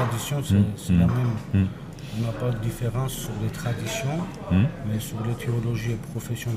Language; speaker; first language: French; non-native, fluent; Armenian